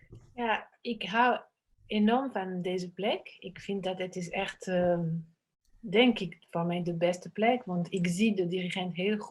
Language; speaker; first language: Dutch; non-native, fluent; French